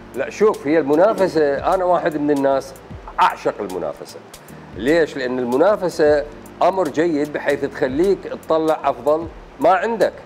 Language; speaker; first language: Arabic; native; Arabic